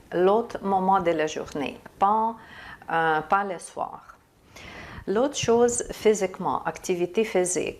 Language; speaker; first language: French; non-native, fluent; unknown